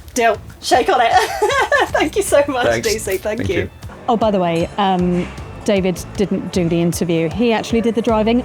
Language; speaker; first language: English; native; English